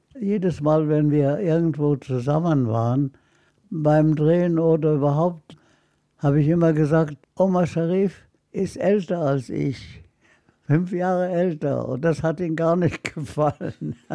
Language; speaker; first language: German; non-native, fluent; Arabic